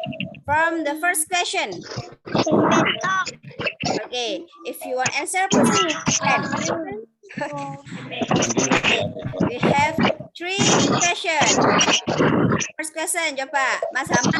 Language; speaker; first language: English; non-native, local second language; Indonesian